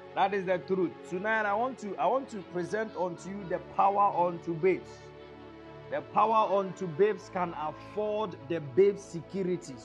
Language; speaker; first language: English; non-native, local second language; Akan